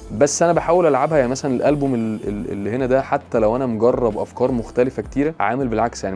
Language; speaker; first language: Arabic; native; Arabic